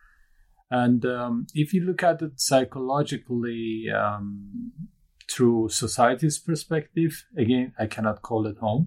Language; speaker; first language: English; non-native, fluent; Turkish